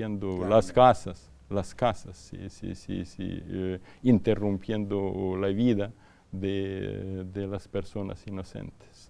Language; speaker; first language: Spanish; non-native, fluent; Ukrainian